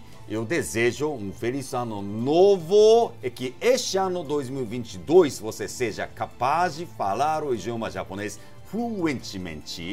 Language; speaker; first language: Portuguese; non-native, fluent; Japanese